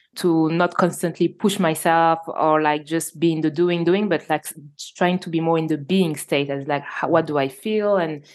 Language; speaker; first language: English; non-native, fluent; French